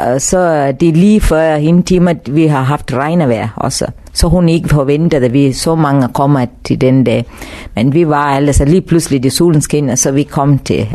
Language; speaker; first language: Danish; non-native, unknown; Tamil